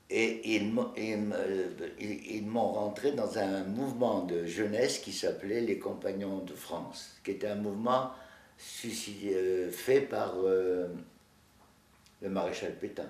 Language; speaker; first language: French; native; French